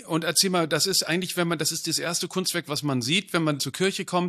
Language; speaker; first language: German; native; German